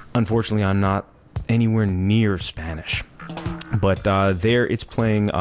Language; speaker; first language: English; native; English